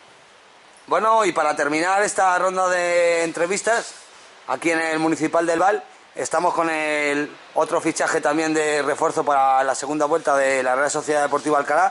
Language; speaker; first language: Spanish; native; Spanish